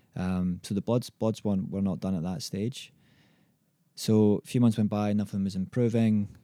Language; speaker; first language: English; native; English